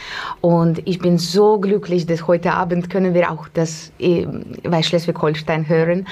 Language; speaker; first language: German; non-native, learner; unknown